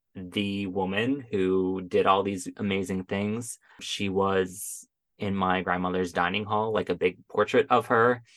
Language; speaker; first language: English; native; English